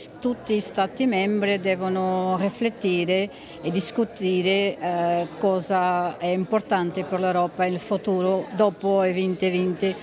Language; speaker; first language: Italian; non-native, fluent; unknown